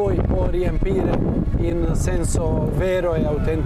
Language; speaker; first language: Italian; non-native, fluent; Croatian